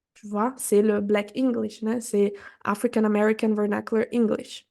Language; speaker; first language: French; non-native, fluent; Portuguese